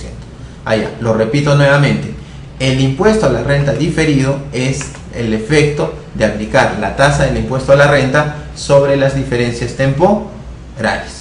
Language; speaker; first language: Spanish; native; Spanish